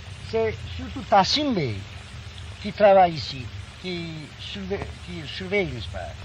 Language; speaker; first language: French; non-native, fluent; Turkish